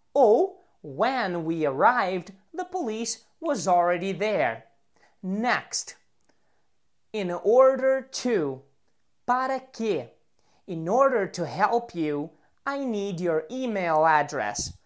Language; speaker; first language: English; non-native, fluent; Portuguese